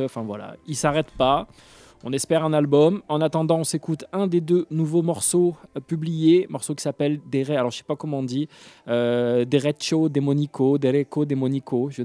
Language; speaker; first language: French; native; French